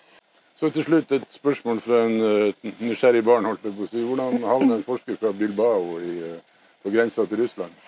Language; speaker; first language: Norwegian; native; Norwegian